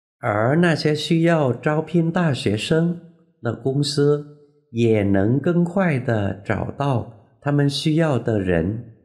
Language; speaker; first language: Chinese; non-native, fluent; Vietnamese